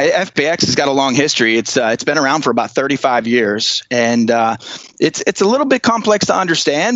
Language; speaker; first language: English; native; English